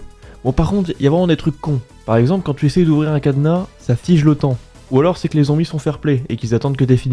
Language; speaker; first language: French; native; French